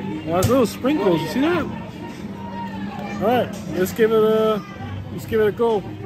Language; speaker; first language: English; early bilingual, other home language; Spanish